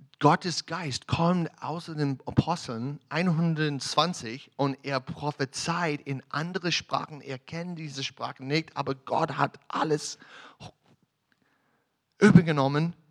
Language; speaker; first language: German; non-native, fluent; English